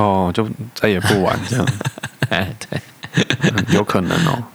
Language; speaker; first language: Chinese; native; Chinese